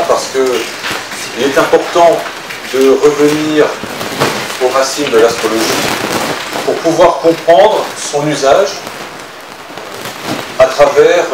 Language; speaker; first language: French; native; French